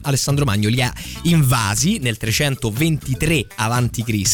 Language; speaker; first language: Italian; native; Italian